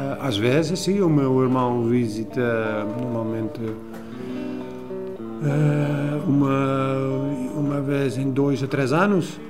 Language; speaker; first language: Portuguese; non-native, learner; Dutch